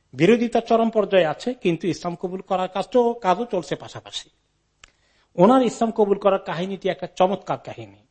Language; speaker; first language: Bangla; native; Bangla